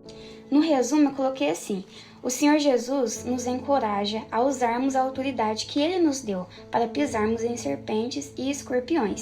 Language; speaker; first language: Portuguese; native; Portuguese